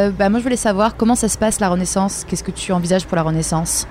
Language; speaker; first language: French; native; French